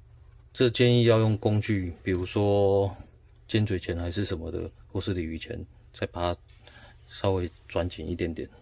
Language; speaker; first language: Chinese; native; Chinese